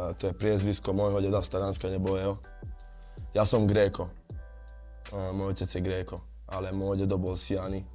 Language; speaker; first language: Slovak; early bilingual, other home language; Italian